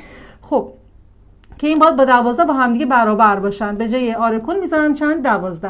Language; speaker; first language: Persian; native; Persian